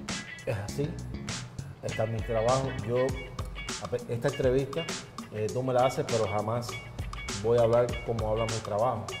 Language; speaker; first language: Spanish; native; Spanish